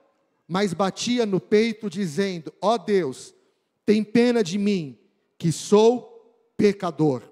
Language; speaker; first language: Portuguese; native; Portuguese